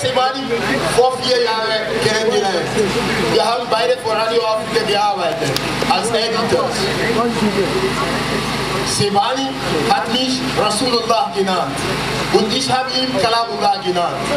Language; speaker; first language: German; non-native, fluent; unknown